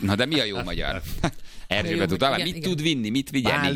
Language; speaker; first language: Hungarian; native; Hungarian